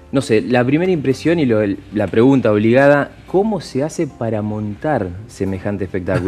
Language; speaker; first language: Spanish; native; Spanish